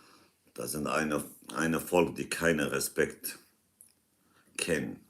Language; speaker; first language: German; non-native, fluent; Kurdish